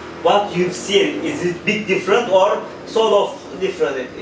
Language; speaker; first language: English; non-native, learner; Turkish